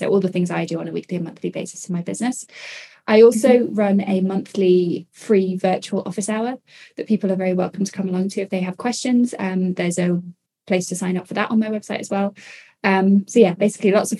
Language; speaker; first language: English; native; English